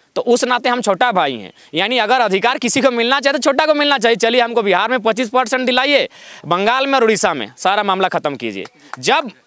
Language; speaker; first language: Hindi; non-native, local second language; Magahi